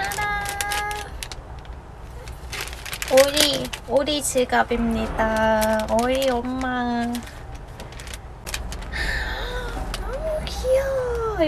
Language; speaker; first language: Korean; non-native, fluent; Chinese